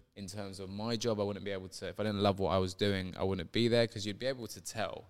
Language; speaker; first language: English; native; English